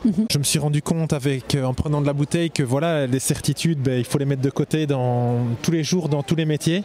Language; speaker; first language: French; native; French